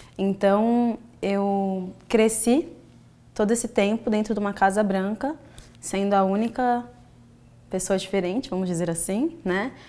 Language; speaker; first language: Portuguese; native; Portuguese